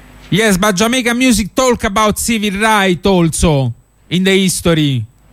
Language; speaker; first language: English; non-native, learner; Italian